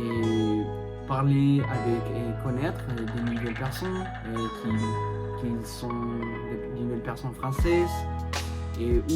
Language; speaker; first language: French; non-native, learner; Spanish